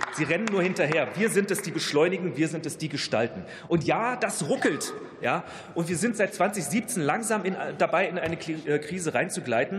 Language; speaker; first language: German; native; German